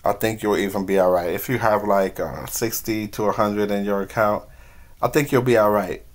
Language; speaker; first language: English; native; English